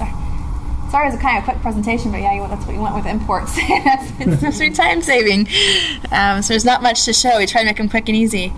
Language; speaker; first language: English; native; English